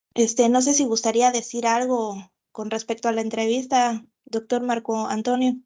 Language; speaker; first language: Spanish; native; Spanish